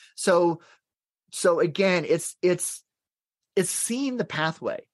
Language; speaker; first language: English; native; English